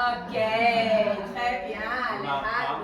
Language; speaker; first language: French; non-native, fluent; Spanish